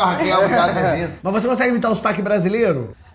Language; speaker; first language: Portuguese; native; Portuguese